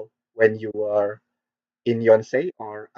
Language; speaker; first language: English; non-native, learner; Korean